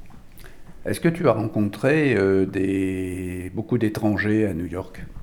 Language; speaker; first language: French; native; French